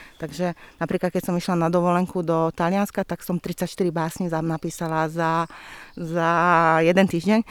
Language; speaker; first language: Slovak; non-native, local second language; Hungarian